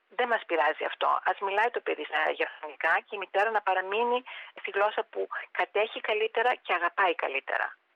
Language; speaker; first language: Greek; native; Greek